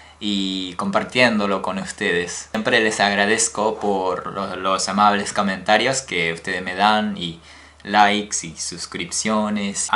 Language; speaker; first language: Spanish; non-native, learner; Japanese